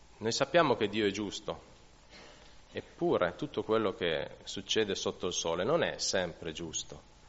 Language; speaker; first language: Italian; native; Italian